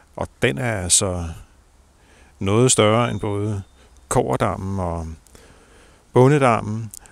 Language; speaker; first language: Danish; native; Danish